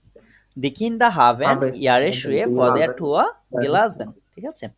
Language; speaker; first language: German; non-native, fluent; Bangla